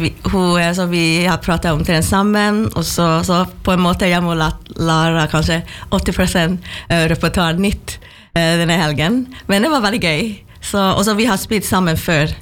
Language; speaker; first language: Swedish; non-native, fluent; Chinese